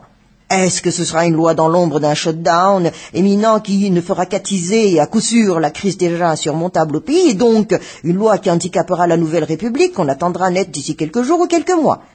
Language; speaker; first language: French; non-native, local second language; Malagasy